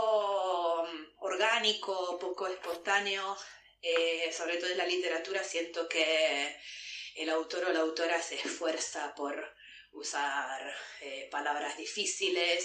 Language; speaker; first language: Spanish; non-native, fluent; Italian